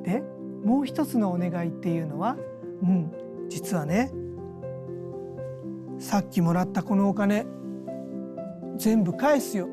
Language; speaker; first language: Japanese; native; Japanese